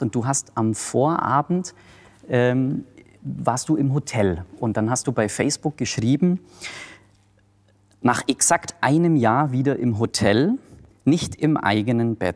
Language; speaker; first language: German; native; German